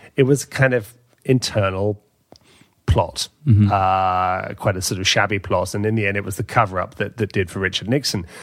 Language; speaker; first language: English; native; English